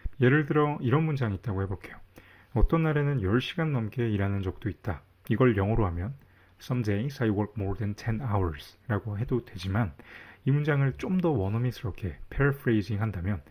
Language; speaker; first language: Korean; native; Korean